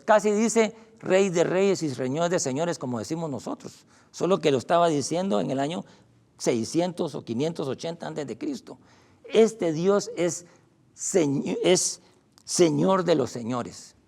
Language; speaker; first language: Spanish; native; Spanish